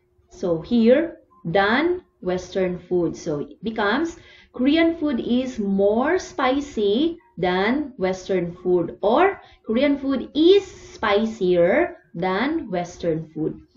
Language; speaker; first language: English; non-native, local second language; Cebuano